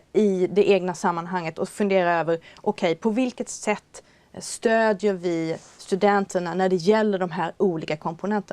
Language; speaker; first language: Swedish; native; Swedish